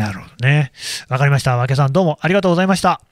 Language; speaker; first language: Japanese; native; Japanese